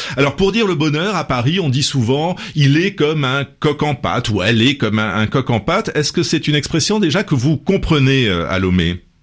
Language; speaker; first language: French; native; French